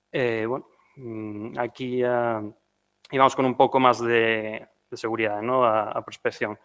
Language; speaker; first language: Galician; non-native, fluent; Spanish